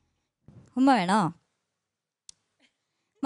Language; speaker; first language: Malayalam; native; Malayalam